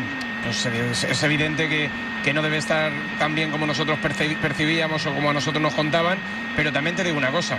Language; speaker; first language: Spanish; native; Spanish